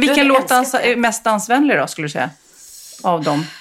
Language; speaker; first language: Swedish; native; Swedish